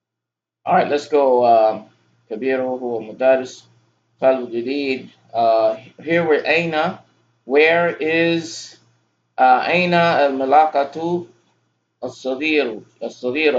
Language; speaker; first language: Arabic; non-native, fluent; English